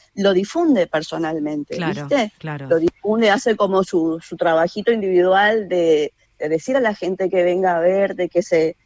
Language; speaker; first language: Spanish; native; Spanish